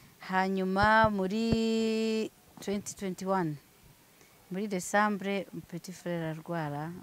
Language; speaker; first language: Kinyarwanda; early bilingual, heritage; Swahili